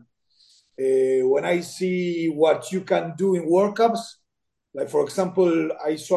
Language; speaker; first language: English; non-native, fluent; Spanish